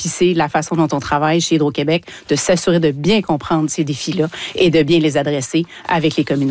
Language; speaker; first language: French; native; French